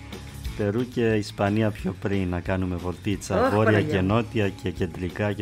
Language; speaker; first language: Greek; native; Greek